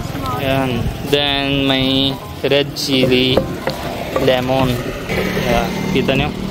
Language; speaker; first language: Filipino; non-native, learner; Punjabi